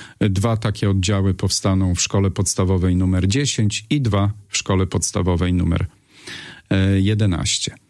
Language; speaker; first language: Polish; native; Polish